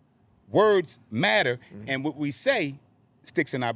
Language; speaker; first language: English; native; English